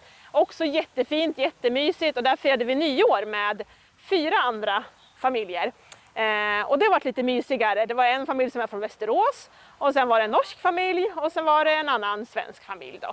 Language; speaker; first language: Swedish; native; Swedish